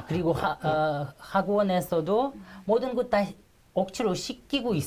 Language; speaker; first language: Korean; non-native, fluent; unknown